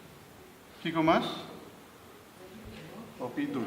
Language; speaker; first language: Spanish; non-native, learner; Papiamento